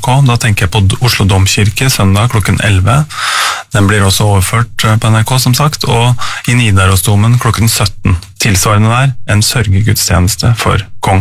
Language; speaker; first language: Norwegian; native; Norwegian